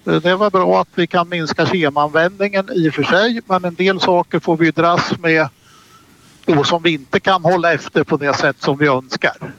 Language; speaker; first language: Swedish; native; Swedish